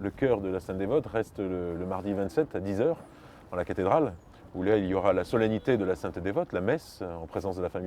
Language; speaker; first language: French; native; French